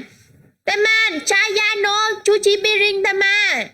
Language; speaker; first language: Indonesian; non-native, learner; Vietnamese